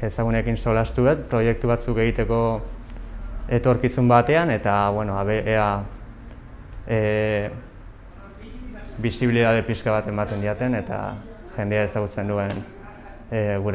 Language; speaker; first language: Basque; non-native, local second language; Spanish